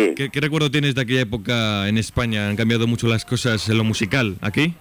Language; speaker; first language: Spanish; native; Spanish